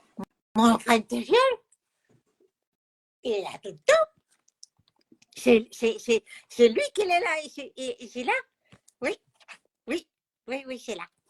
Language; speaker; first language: French; non-native, fluent; Spanish